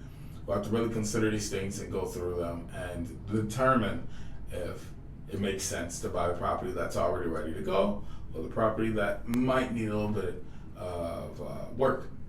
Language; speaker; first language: English; native; English